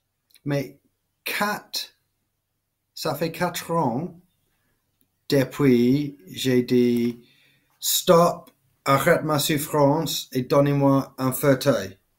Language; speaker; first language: French; non-native, learner; English